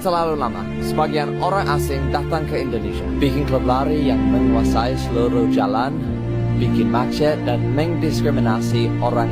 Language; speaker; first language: Indonesian; non-native, fluent; English